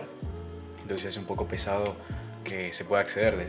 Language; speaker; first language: Spanish; native; Spanish